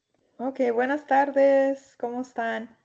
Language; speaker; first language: Spanish; early bilingual, heritage; Spanish